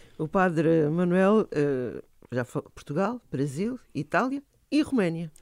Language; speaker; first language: Portuguese; native; Portuguese